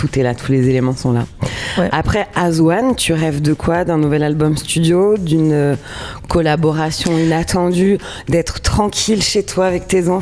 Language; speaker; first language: French; native; French